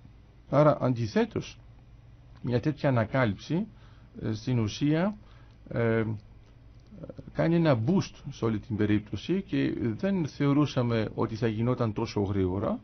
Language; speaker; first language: Greek; native; Greek